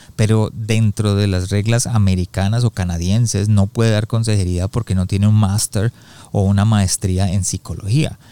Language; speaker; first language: Spanish; native; Spanish